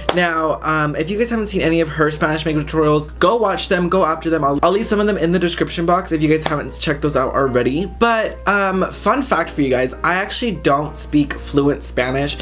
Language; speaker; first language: English; native; English